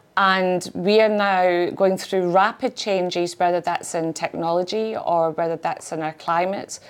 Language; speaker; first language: English; native; English